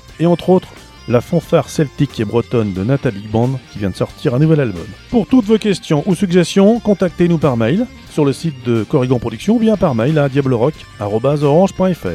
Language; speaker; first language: French; native; French